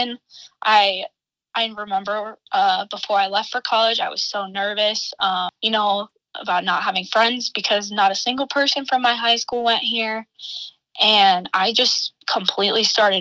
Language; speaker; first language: English; native; English